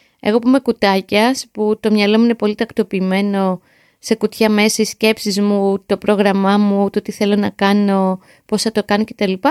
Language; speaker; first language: Greek; native; Greek